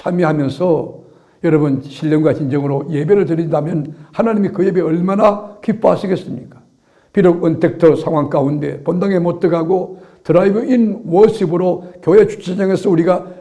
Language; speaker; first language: Korean; native; Korean